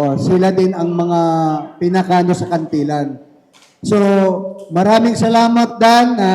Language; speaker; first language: Filipino; non-native, local second language; Cebuano